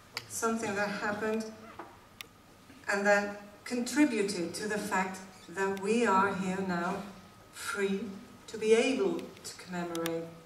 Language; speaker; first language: English; non-native, fluent; Dutch